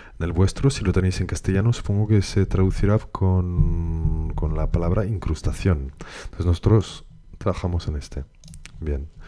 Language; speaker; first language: Spanish; native; Spanish